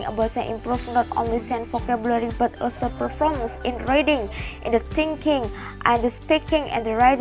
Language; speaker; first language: English; non-native, learner; Indonesian